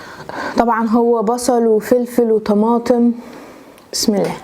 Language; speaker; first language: Arabic; native; Arabic